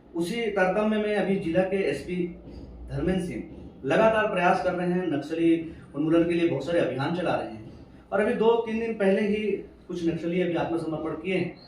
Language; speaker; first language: Hindi; native; Hindi